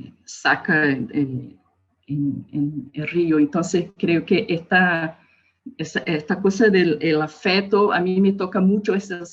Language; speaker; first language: Spanish; non-native, learner; Portuguese